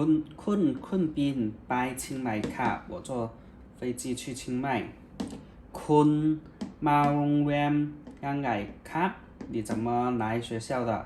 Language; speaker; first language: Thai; non-native, learner; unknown